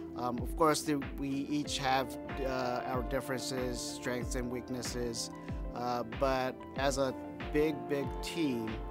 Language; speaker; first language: English; non-native, fluent; Japanese